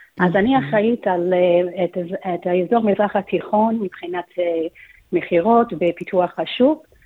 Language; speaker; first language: Hebrew; non-native, fluent; English